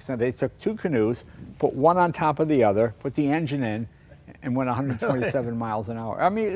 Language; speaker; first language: English; native; English